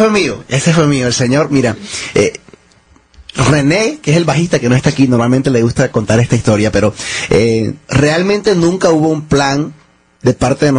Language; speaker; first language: Spanish; early bilingual, heritage; Spanish